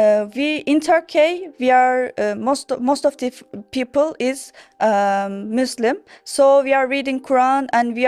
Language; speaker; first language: English; non-native, learner; Turkish